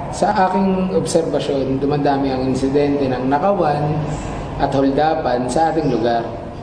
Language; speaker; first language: Filipino; native; Filipino